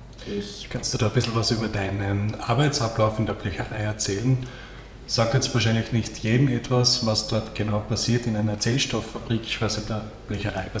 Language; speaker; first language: German; native; German